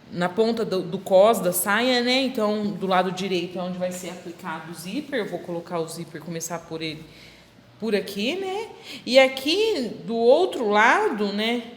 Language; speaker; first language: Portuguese; native; Portuguese